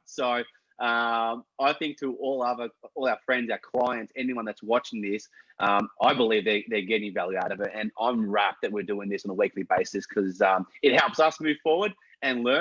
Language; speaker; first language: English; native; English